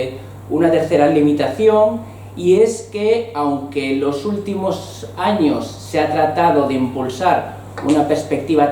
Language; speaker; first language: Spanish; native; Spanish